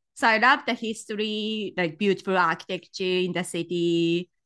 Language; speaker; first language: English; non-native, fluent; Japanese